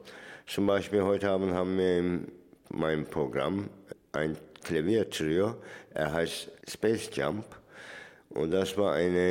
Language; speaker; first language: German; non-native, fluent; Turkish